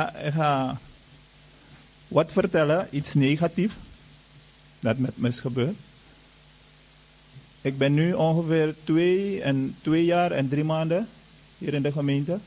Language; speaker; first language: Dutch; non-native, fluent; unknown